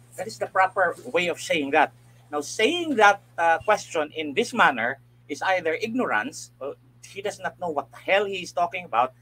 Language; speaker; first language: English; non-native, local second language; Filipino